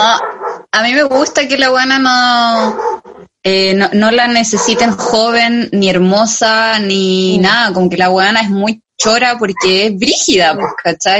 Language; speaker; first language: Spanish; native; Spanish